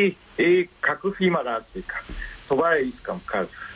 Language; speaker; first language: Bulgarian; non-native, learner; Japanese